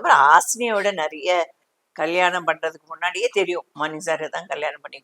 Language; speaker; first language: Tamil; non-native, local second language; Telugu